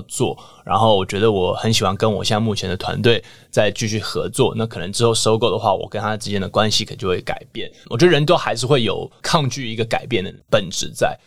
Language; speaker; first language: Chinese; native; Chinese